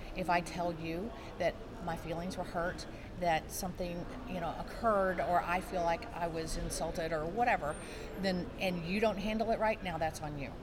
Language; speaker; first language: English; native; English